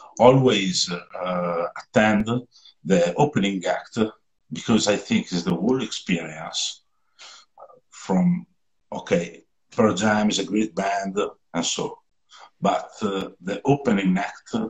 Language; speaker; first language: English; non-native, learner; Italian